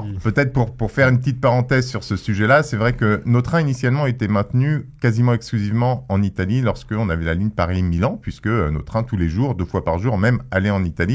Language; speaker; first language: French; native; French